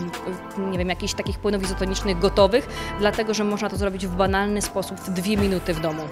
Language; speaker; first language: Polish; native; Polish